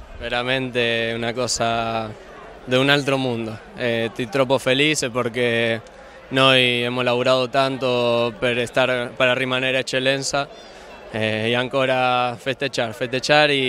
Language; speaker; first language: Italian; non-native, learner; Spanish